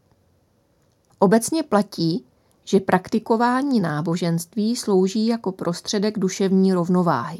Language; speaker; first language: Czech; native; Czech